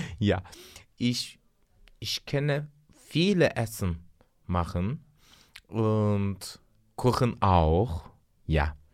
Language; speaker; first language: German; non-native, learner; Turkish